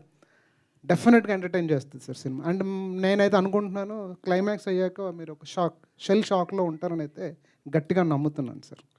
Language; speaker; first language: Telugu; native; Telugu